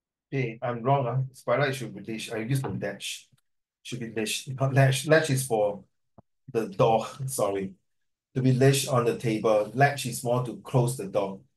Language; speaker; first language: English; non-native, local second language; Chinese